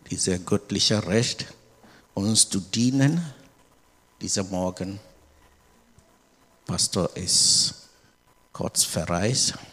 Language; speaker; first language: German; non-native, learner; English